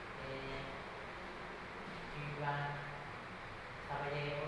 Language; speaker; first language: French; non-native, learner; Hmong